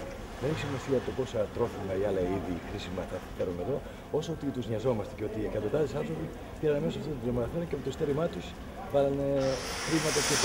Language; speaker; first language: Greek; native; Greek